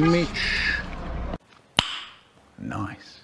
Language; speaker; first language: English; non-native, learner; Romanian